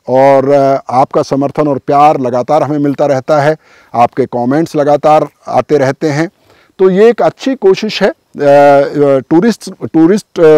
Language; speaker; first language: Hindi; native; Hindi